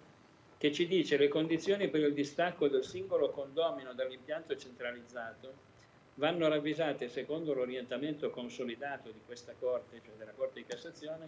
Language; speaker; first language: Italian; native; Italian